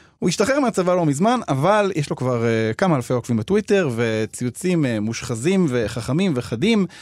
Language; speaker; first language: Hebrew; native; Hebrew